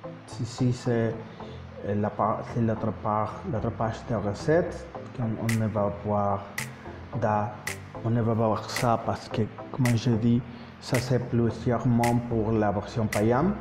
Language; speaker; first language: French; non-native, learner; Spanish